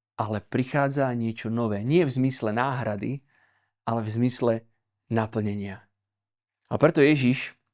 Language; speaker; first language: Slovak; native; Slovak